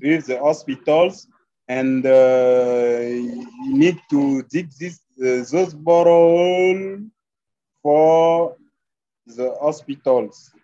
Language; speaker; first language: English; non-native, learner; French